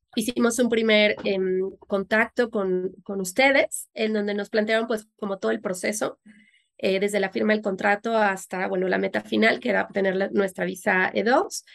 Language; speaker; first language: Spanish; native; Spanish